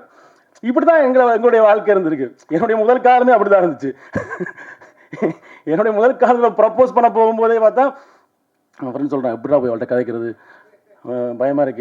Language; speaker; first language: Tamil; native; Tamil